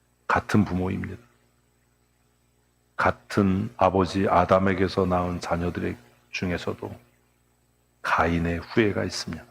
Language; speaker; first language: Korean; native; Korean